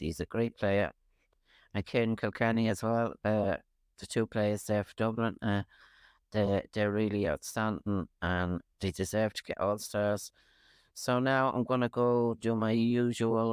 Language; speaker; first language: English; native; English